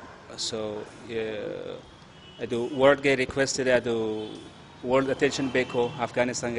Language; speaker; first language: Kannada; non-native, learner; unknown